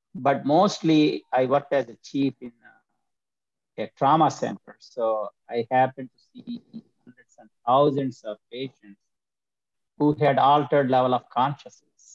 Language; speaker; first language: English; non-native, local second language; Telugu